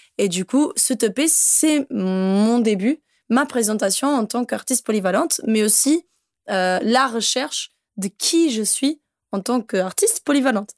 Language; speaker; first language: French; non-native, fluent; Portuguese